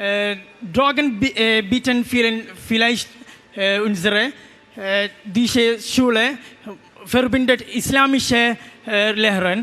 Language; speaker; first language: German; non-native, learner; Malayalam